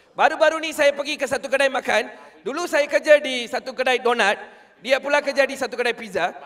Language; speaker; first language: Malay; non-native, local second language; Tamil